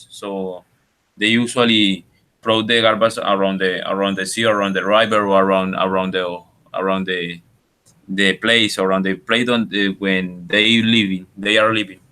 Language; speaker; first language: English; non-native, learner; Spanish